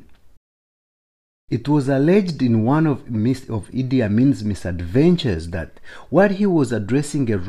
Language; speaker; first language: English; non-native, local second language; Nyankole